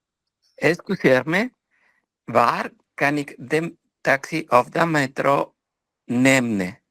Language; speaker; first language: Dutch; non-native, learner; Spanish